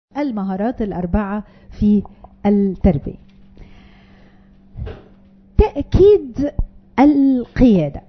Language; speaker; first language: Arabic; native; Arabic